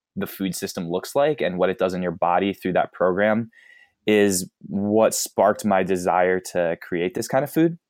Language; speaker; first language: English; native; English